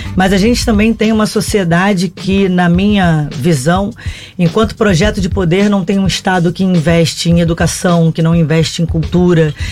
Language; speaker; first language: Portuguese; native; Portuguese